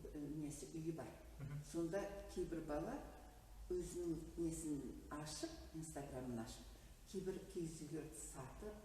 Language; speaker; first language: Kazakh; native; Kazakh